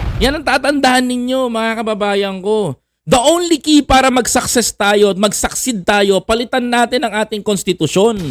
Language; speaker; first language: Filipino; native; Filipino